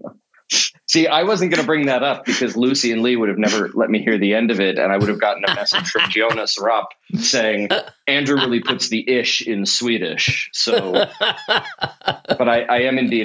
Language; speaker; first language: English; native; English